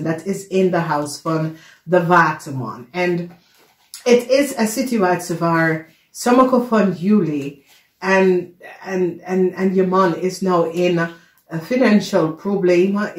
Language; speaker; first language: Dutch; non-native, fluent; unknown